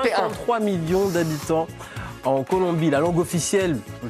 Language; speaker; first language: French; native; French